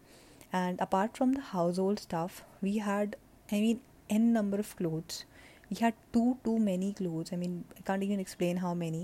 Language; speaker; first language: English; non-native, local second language; Hindi